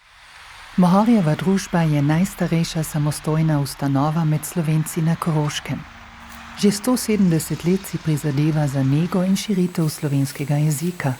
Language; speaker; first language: Slovenian; native; Slovenian